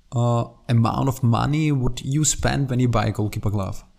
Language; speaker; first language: English; non-native, fluent; German